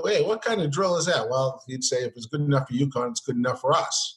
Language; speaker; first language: English; native; English